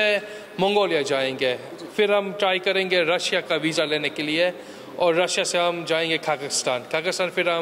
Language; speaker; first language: Hindi; early bilingual, heritage; Hindi